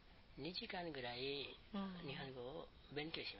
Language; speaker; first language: Japanese; non-native, learner; Nepali